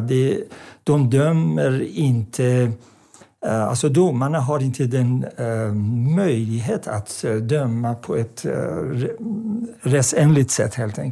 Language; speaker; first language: Swedish; non-native, fluent; Persian